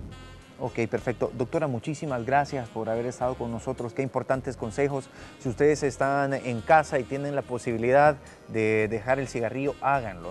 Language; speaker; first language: Spanish; native; Spanish